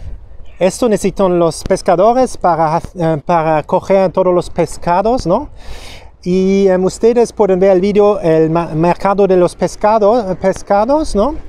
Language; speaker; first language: Spanish; non-native, learner; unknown